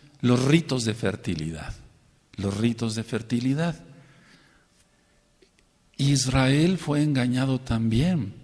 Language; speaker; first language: Spanish; native; Spanish